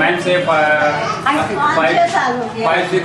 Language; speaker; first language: English; non-native, learner; Hindi